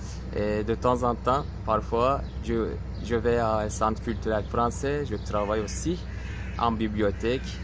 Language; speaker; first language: French; non-native, local second language; Turkish